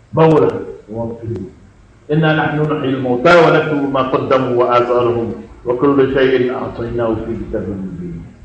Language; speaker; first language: Malay; native; Malay